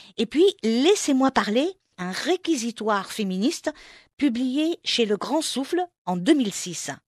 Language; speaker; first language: French; non-native, local second language; Arabic